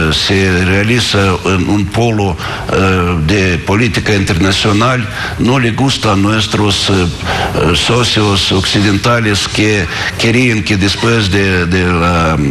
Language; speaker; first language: Spanish; non-native, fluent; Russian